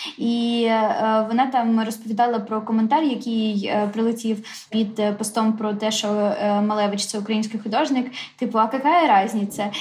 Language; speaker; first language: Ukrainian; native; Ukrainian